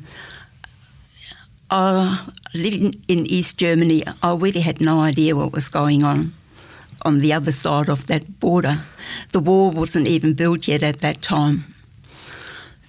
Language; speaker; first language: English; non-native, fluent; German